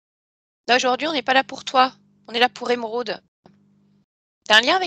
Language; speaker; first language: French; native; French